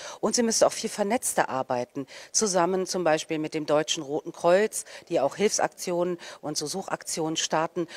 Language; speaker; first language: German; native; German